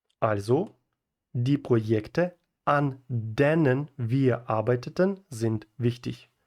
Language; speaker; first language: German; non-native, fluent; Ukrainian